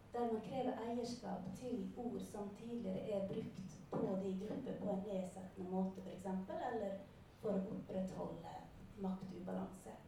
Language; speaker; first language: Norwegian; native; Norwegian